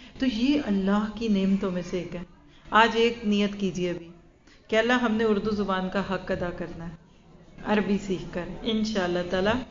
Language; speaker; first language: Urdu; native; Urdu